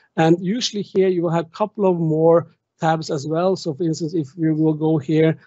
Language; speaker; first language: English; non-native, fluent; German